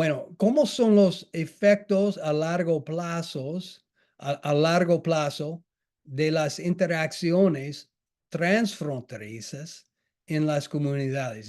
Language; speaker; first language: Spanish; non-native, fluent; English